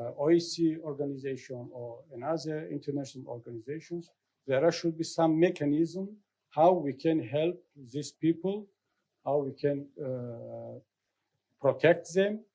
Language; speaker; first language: English; non-native, learner; Tajik